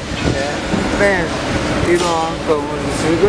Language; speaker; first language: Danish; non-native, fluent; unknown